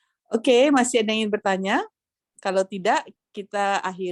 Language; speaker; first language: Indonesian; native; Indonesian